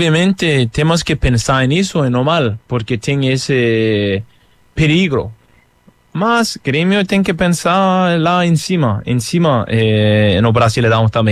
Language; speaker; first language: Portuguese; non-native, fluent; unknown